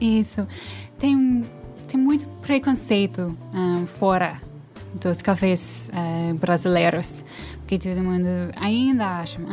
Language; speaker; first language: Portuguese; non-native, fluent; English